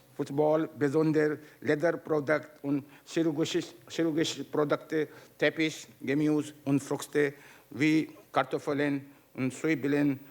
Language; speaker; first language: German; non-native, learner; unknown